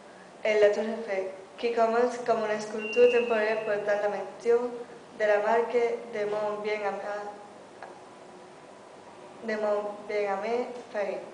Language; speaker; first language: French; non-native, learner; Spanish